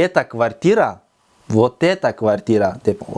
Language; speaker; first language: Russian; non-native, local second language; Kyrgyz